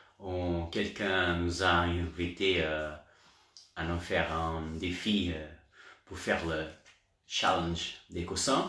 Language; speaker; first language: French; non-native, learner; Portuguese